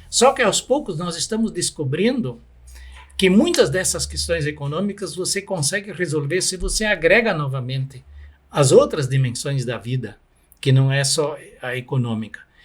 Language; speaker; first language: Portuguese; non-native, local second language; German